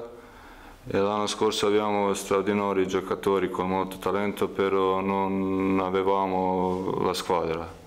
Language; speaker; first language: Italian; non-native, fluent; Croatian